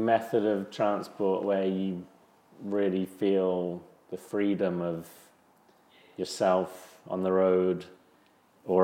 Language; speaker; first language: English; native; English